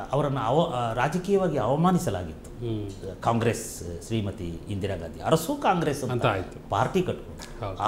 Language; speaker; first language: Kannada; non-native, local second language; Kodava